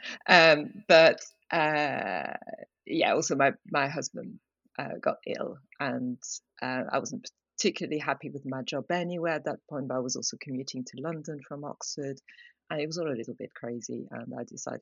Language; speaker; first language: English; non-native, fluent; French